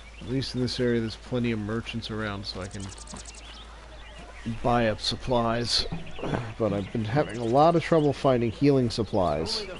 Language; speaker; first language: English; native; English